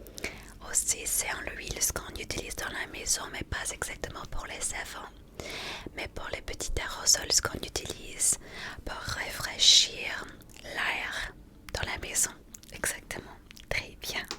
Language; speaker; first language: French; non-native, fluent; English